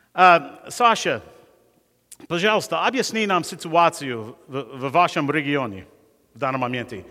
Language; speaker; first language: Russian; non-native, fluent; English